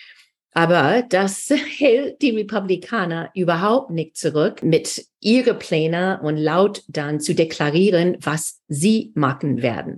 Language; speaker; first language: German; non-native, fluent; English